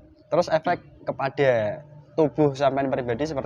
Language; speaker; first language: Indonesian; native; Indonesian